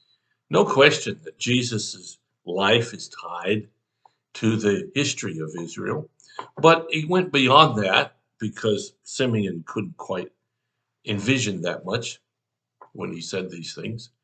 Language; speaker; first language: English; native; English